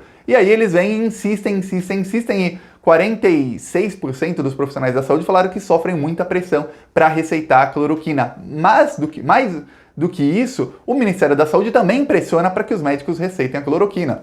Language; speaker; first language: Portuguese; native; Portuguese